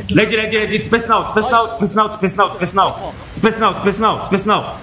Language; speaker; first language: English; non-native, learner; Korean